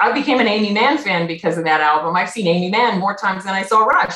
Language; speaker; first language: English; native; English